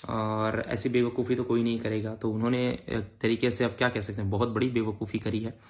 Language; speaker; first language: Hindi; native; Hindi